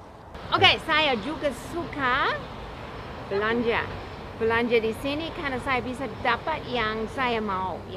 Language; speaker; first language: Indonesian; non-native, fluent; English